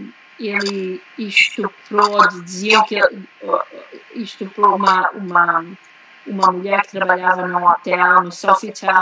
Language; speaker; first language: Portuguese; early bilingual, heritage; Portuguese